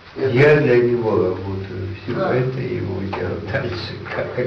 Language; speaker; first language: Russian; native; Russian